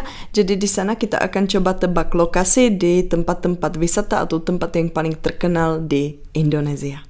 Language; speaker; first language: Indonesian; non-native, fluent; Czech